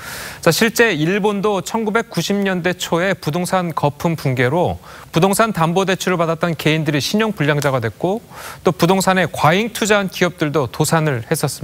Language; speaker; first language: Korean; native; Korean